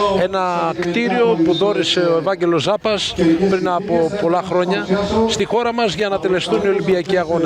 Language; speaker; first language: Greek; native; Greek